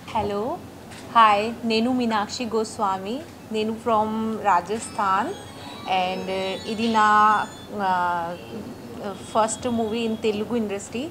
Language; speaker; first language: Telugu; non-native, learner; Hindi